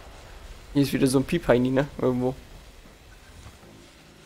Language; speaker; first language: German; native; German